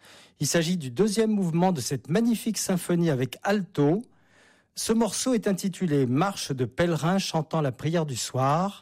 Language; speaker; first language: French; native; French